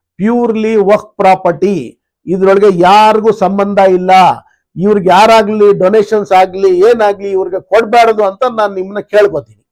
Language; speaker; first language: Kannada; non-native, local second language; Urdu